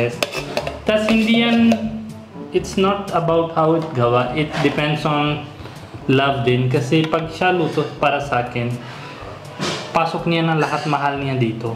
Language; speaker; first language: Filipino; non-native, learner; Punjabi